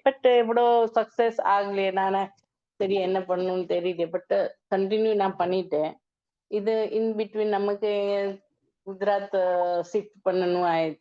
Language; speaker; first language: Tamil; non-native, learner; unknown